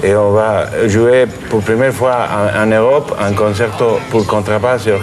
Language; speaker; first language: French; non-native, fluent; English